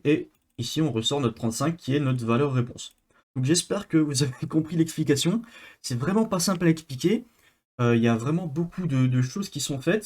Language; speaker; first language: French; native; French